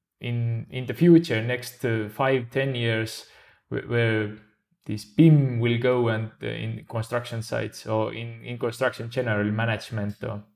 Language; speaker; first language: English; non-native, fluent; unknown